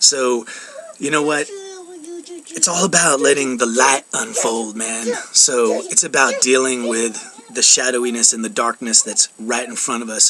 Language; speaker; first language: English; native; English